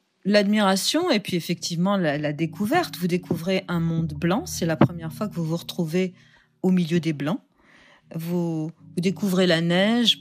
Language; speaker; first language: French; native; French